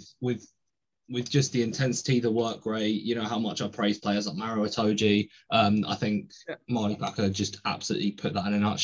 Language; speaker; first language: English; native; English